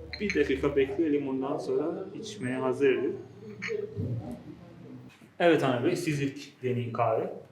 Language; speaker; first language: Turkish; non-native, fluent; Persian